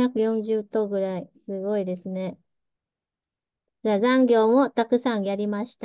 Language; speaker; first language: Japanese; early bilingual, heritage; Vietnamese